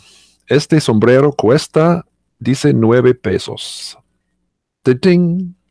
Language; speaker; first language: Spanish; non-native, learner; English